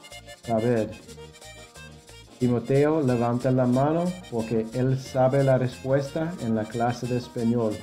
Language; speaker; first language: Spanish; non-native, fluent; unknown